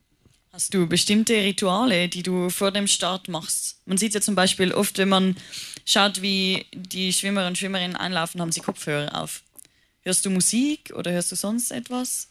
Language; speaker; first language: German; native; German